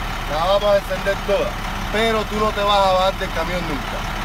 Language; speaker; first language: Spanish; native; Spanish